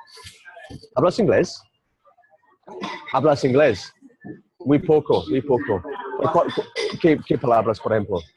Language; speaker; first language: Spanish; non-native, learner; English